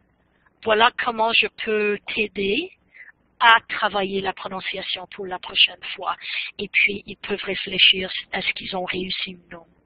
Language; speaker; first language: French; non-native, fluent; English